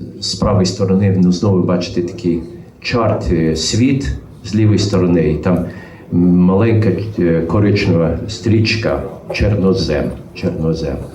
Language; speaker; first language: Ukrainian; early bilingual, heritage; Ukrainian